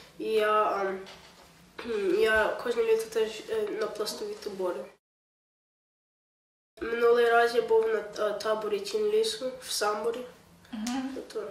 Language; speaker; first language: Ukrainian; early bilingual, heritage; Ukrainian